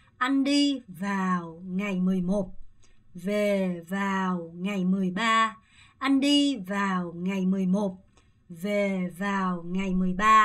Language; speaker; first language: Vietnamese; non-native, fluent; Korean